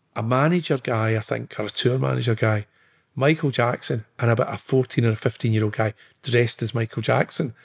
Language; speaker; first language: English; native; English